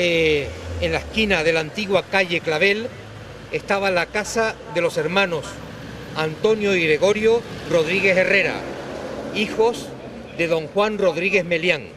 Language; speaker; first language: Spanish; native; Spanish